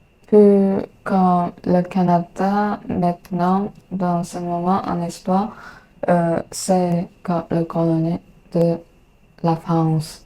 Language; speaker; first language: French; non-native, learner; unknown